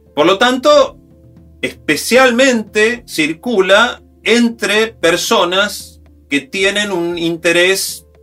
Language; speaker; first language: Spanish; native; Spanish